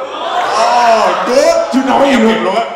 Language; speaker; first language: Vietnamese; native; Vietnamese